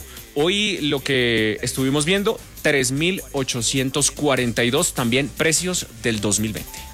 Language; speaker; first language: Spanish; native; Spanish